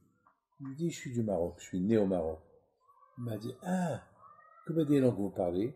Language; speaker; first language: French; non-native, local second language; Arabic